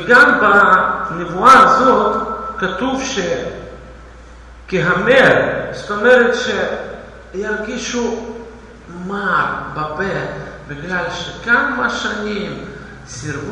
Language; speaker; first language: Hebrew; non-native, fluent; Russian